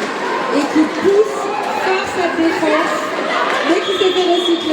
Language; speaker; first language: French; native; French